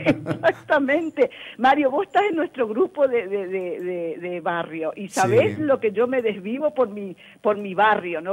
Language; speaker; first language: Spanish; native; Spanish